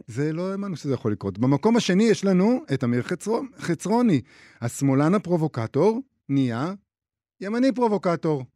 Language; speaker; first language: Hebrew; native; Hebrew